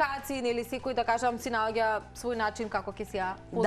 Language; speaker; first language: Macedonian; native; Macedonian